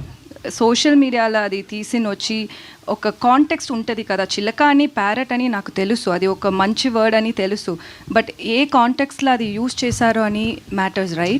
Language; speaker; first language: Telugu; non-native, fluent; Tamil